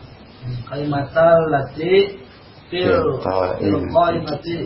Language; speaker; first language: Arabic; non-native, learner; Indonesian